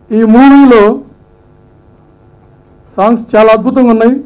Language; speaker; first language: Telugu; native; Telugu